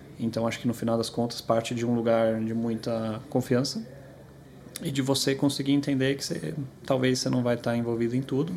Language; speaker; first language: Portuguese; early bilingual, other home language; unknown